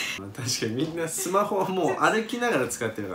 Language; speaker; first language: Japanese; native; Japanese